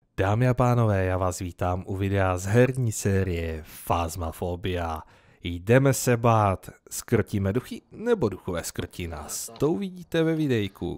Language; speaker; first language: Czech; native; Czech